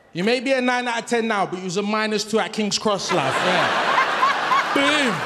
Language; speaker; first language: English; native; English